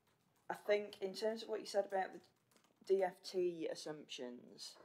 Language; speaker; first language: English; native; English